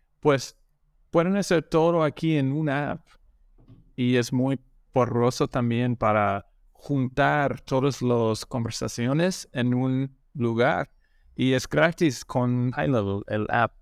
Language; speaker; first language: Spanish; non-native, learner; English